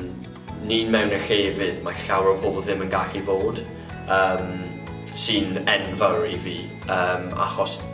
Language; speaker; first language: Welsh; non-native, local second language; English